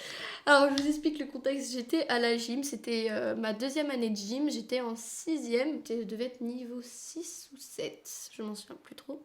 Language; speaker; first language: French; native; French